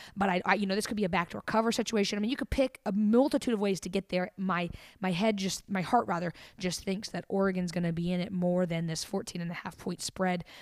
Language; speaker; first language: English; native; English